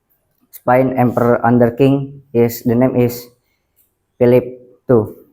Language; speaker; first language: English; non-native, learner; Indonesian